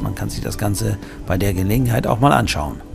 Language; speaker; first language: German; native; German